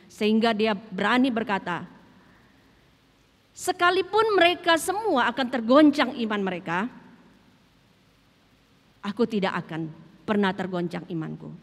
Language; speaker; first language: Indonesian; native; Indonesian